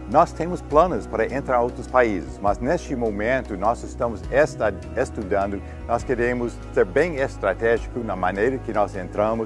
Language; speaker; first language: Portuguese; non-native, fluent; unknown